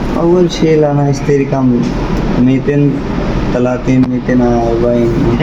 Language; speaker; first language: Arabic; non-native, learner; Bangla